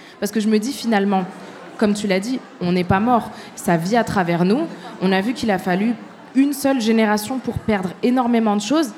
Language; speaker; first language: French; early bilingual, other home language; Arabic